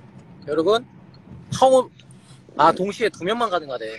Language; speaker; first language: Korean; native; Korean